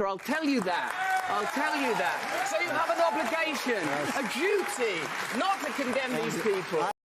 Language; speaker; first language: English; native; English